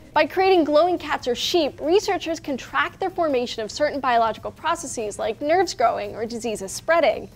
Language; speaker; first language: English; native; English